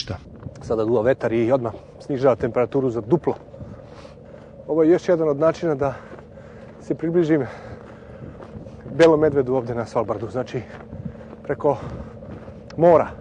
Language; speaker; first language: Serbian; native; Serbian